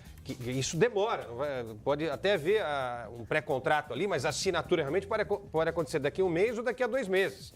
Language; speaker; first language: Portuguese; native; Portuguese